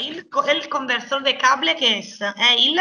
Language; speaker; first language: Italian; native; Italian